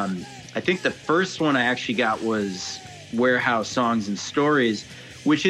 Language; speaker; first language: English; native; English